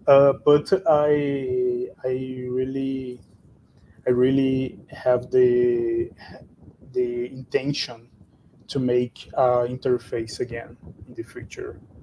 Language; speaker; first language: English; non-native, fluent; Portuguese